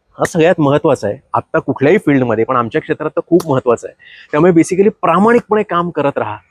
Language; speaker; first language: Marathi; native; Marathi